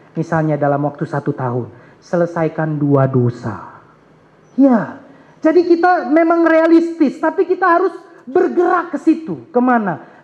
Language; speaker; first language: Indonesian; native; Indonesian